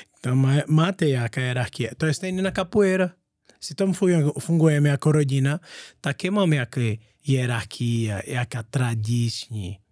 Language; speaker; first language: Czech; non-native, learner; Portuguese